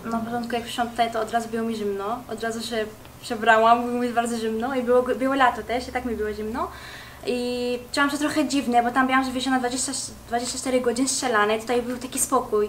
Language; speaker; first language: Polish; early bilingual, heritage; Arabic